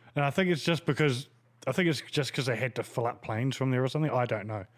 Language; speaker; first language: English; native; English